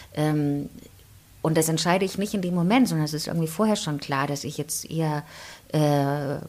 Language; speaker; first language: German; native; German